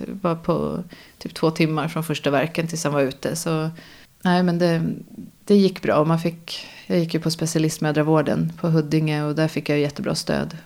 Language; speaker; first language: Swedish; native; Swedish